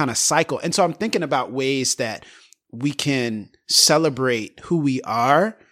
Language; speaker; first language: English; early bilingual, other home language; Yoruba